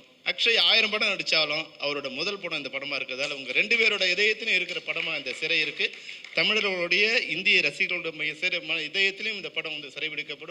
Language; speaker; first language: Tamil; native; Tamil